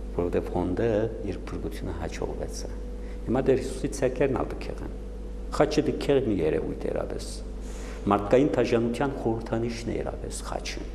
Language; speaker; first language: Armenian; early bilingual, heritage; Armenian